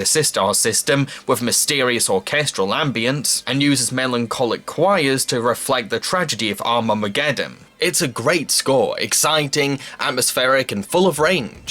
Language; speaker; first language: English; native; English